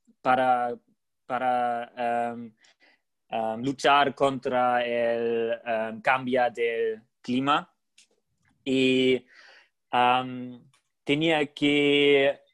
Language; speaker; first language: Spanish; non-native, learner; German